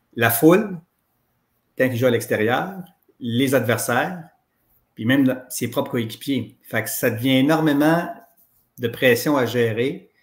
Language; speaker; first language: French; native; French